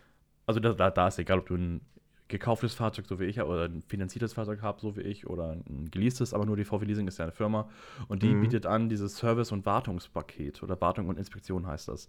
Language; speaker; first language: German; native; German